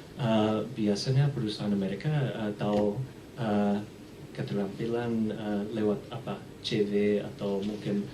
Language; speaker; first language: Indonesian; early bilingual, heritage; English